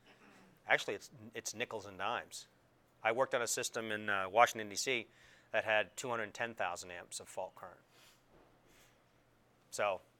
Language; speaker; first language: English; native; English